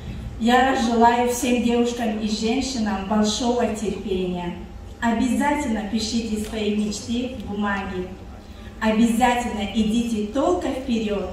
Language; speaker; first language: Russian; non-native, fluent; Tajik